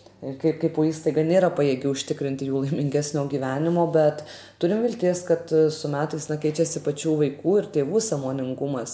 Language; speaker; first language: Lithuanian; native; Lithuanian